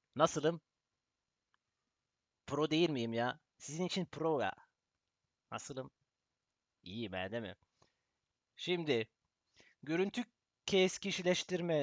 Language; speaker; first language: Turkish; early bilingual, heritage; Turkish